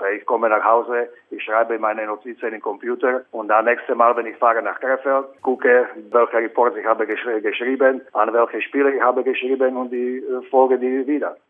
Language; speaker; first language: German; non-native, fluent; Slovak